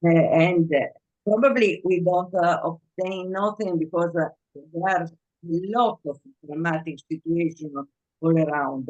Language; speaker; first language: English; non-native, fluent; Italian